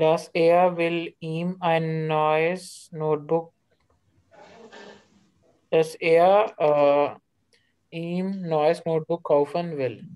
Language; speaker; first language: German; non-native, learner; Urdu